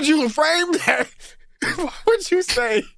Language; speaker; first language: English; native; English